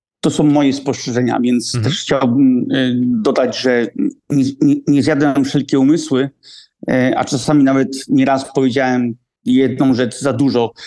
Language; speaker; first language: Polish; early bilingual, heritage; Polish